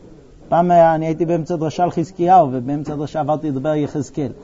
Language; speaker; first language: Hebrew; native; Hebrew